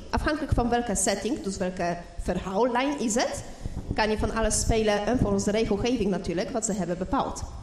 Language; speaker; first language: Dutch; non-native, fluent; Polish